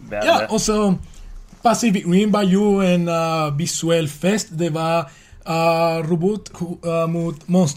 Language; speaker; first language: Norwegian; non-native, learner; Swedish